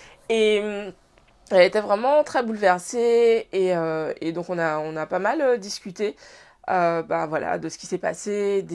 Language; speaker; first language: French; native; French